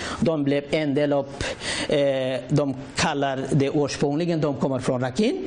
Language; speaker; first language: Swedish; non-native, learner; Rohingya